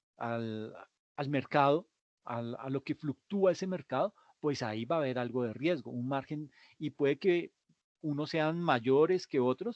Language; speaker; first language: Spanish; native; Spanish